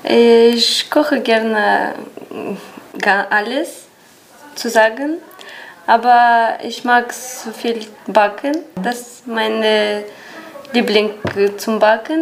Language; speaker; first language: German; non-native, learner; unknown